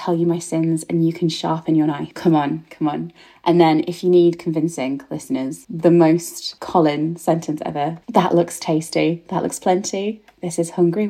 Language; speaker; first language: English; native; English